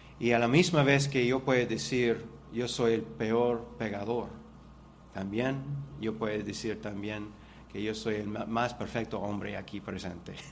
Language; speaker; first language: Spanish; non-native, fluent; English